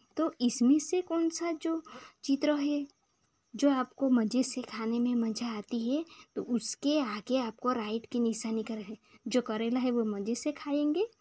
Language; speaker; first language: Hindi; non-native, local second language; Gujarati